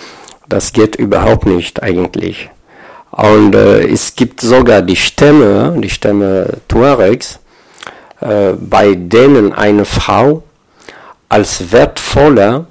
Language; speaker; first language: German; non-native, fluent; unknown